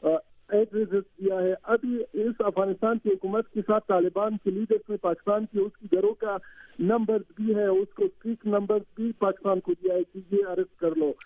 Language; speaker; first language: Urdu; non-native, learner; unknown